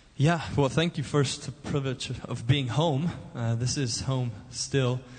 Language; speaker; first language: English; early bilingual, other home language; German